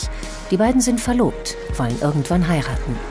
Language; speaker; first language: German; native; German